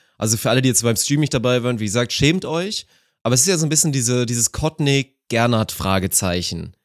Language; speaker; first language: German; native; German